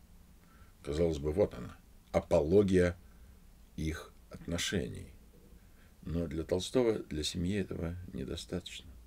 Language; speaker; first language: Russian; native; Russian